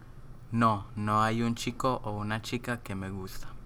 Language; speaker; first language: Spanish; non-native, learner; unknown